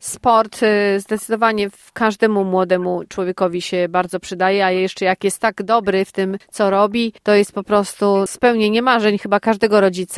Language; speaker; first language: Polish; native; Polish